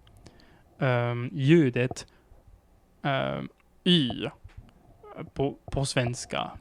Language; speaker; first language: Swedish; non-native, learner; English